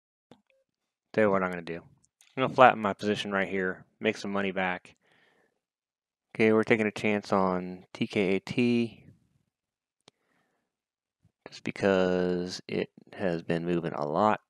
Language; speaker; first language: English; native; English